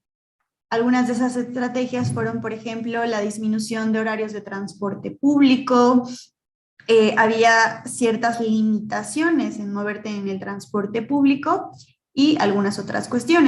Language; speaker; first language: Spanish; native; Spanish